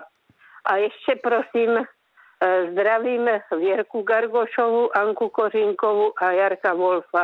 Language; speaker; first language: Czech; native; Czech